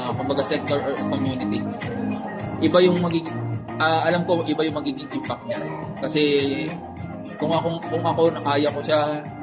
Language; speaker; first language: Filipino; native; Filipino